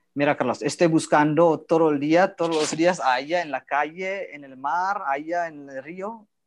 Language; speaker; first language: Spanish; non-native, learner; Indonesian